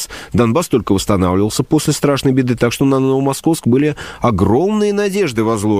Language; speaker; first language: Russian; native; Russian